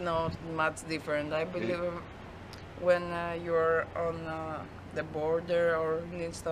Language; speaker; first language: English; non-native, fluent; Greek